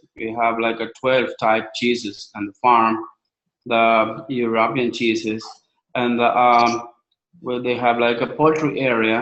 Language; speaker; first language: English; non-native, learner; Spanish